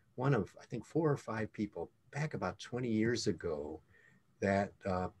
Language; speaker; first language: English; native; English